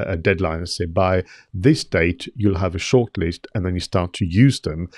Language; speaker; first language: English; non-native, fluent; French